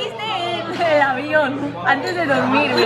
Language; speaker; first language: Spanish; non-native, learner; Korean